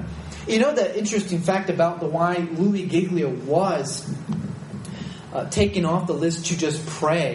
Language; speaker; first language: English; native; English